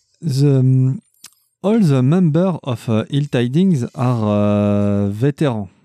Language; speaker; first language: English; non-native, learner; French